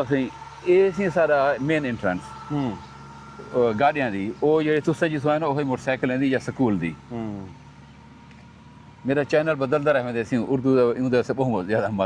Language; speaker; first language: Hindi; non-native, local second language; Punjabi